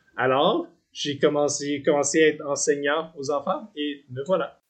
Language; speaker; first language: French; native; French